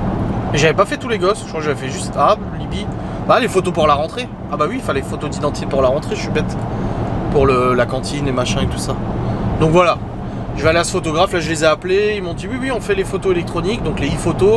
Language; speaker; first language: French; native; French